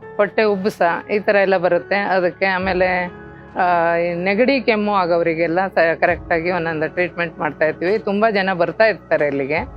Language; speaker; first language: Kannada; native; Kannada